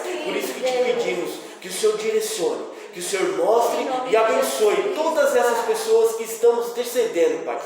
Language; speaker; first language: Portuguese; native; Portuguese